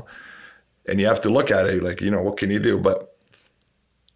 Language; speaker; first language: English; non-native, fluent; Romanian